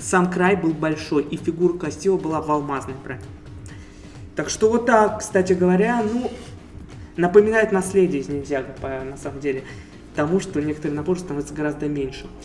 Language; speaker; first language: Russian; native; Russian